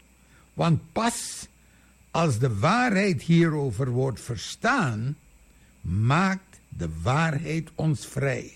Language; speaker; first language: Dutch; native; Dutch